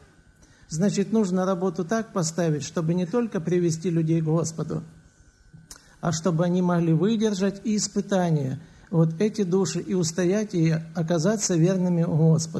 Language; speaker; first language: Russian; native; Russian